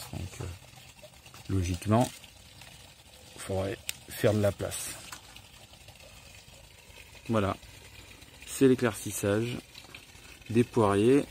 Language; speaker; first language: French; native; French